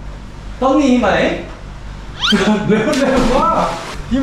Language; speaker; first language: Thai; non-native, learner; Korean